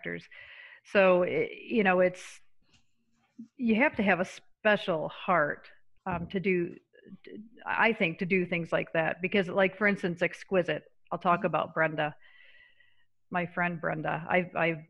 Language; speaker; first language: English; native; English